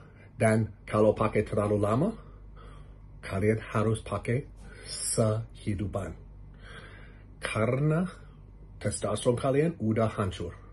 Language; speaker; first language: Indonesian; non-native, learner; English